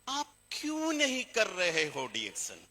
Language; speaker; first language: Hindi; non-native, local second language; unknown